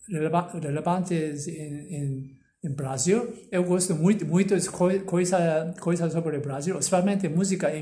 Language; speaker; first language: Portuguese; non-native, learner; Korean